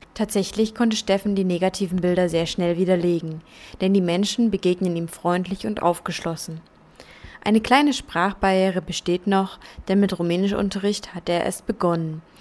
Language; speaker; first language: German; native; German